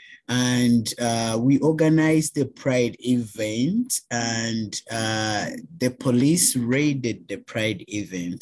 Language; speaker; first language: English; non-native, local second language; Ganda